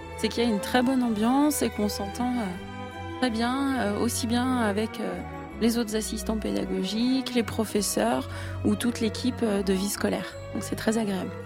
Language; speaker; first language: French; native; French